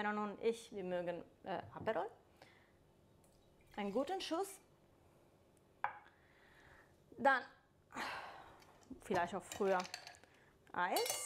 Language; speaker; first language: German; non-native, fluent; Italian